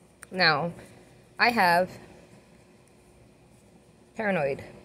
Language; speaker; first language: English; native; English